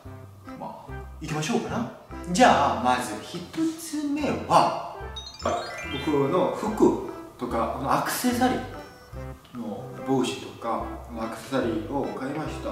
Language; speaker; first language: Japanese; non-native, learner; Korean